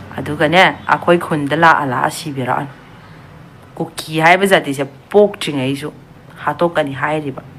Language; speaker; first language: Manipuri; non-native, local second language; Thado Chin